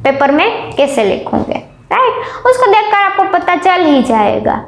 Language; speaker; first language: Hindi; non-native, local second language; Gujarati